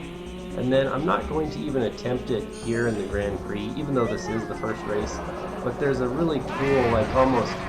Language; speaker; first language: English; native; English